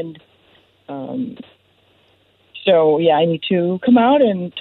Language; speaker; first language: English; non-native, fluent; Spanish